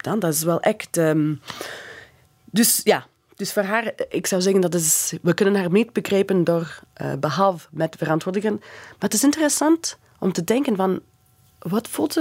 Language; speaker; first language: Dutch; non-native, fluent; English